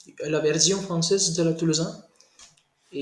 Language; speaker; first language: French; non-native, learner; Hindi